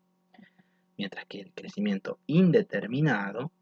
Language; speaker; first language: Spanish; native; Spanish